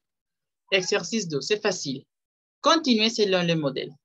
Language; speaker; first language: French; non-native, fluent; Spanish